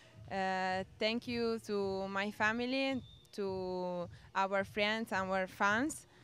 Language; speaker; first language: English; non-native, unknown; Italian